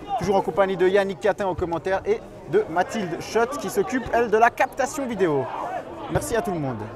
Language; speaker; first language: French; native; French